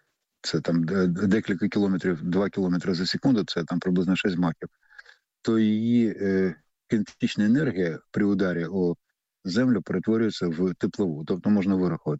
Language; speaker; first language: Ukrainian; native; Ukrainian